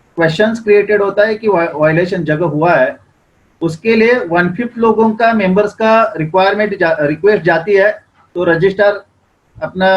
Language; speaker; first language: Hindi; non-native, local second language; Marathi